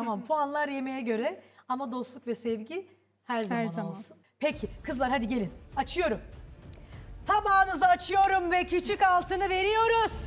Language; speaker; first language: Turkish; native; Turkish